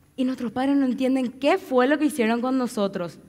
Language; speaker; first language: Spanish; native; Spanish